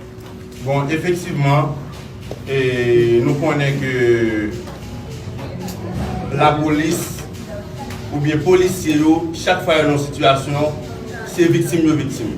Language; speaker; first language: Haitian Creole; native; Haitian Creole